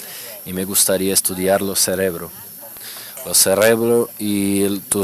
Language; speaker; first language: Spanish; non-native, fluent; Portuguese